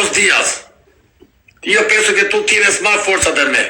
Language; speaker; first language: Spanish; non-native, learner; Albanian